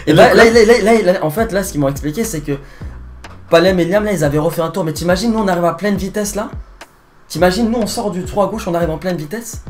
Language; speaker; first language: French; native; French